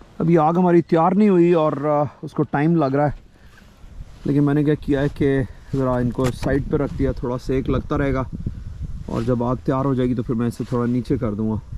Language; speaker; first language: Urdu; non-native, local second language; Punjabi